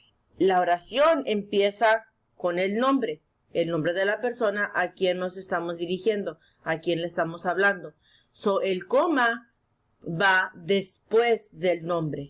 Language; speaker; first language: Spanish; early bilingual, heritage; Spanish